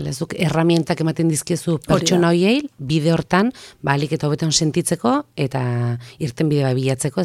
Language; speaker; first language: Basque; native; Basque